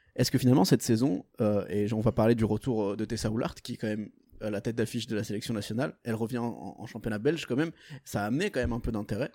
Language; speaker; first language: French; non-native, fluent; Portuguese